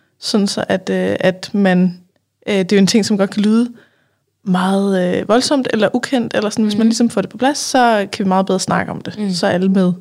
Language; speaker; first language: Danish; native; Danish